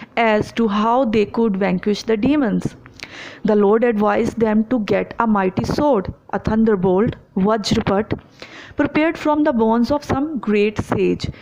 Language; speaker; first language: English; non-native, local second language; Punjabi